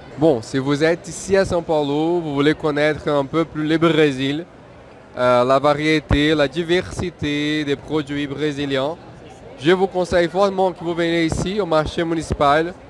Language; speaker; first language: French; non-native, fluent; Portuguese